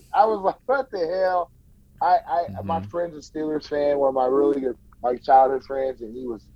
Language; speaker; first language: English; native; English